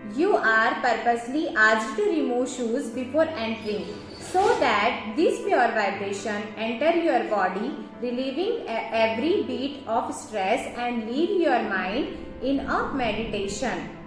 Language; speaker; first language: English; non-native, local second language; Hindi